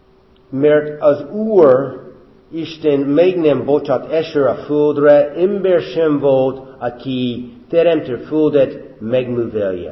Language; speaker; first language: Hungarian; non-native, fluent; English